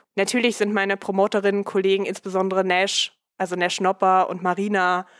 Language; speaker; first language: German; native; German